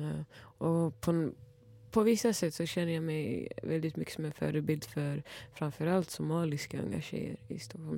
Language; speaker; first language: Swedish; early bilingual, other home language; Somali